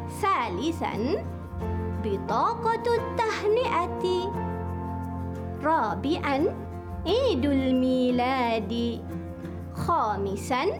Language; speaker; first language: Arabic; non-native, fluent; Malay